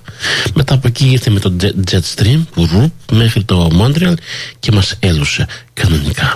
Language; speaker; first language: Greek; early bilingual, heritage; Greek